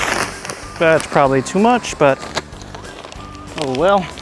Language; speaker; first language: English; native; English